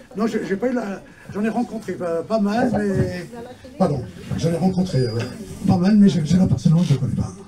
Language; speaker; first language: French; non-native, local second language; Kabyle